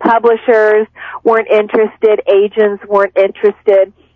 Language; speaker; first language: English; native; English